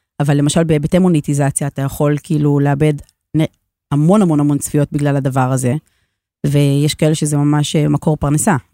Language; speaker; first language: Hebrew; native; Hebrew